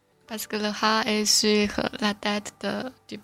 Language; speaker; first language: French; non-native, learner; Chinese